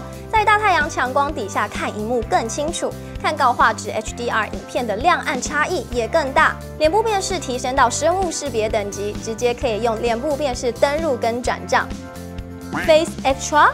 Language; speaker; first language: Chinese; native; Chinese